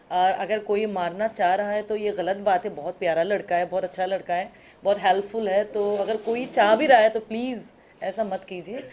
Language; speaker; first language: Hindi; non-native, local second language; Assamese